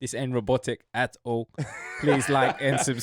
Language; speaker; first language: English; native; English